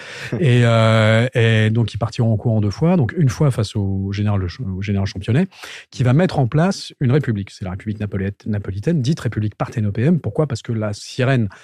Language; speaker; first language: French; native; French